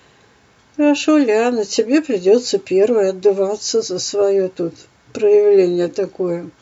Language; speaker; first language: Russian; native; Russian